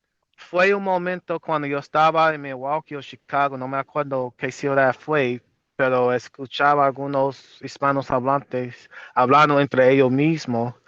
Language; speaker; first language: Spanish; non-native, fluent; English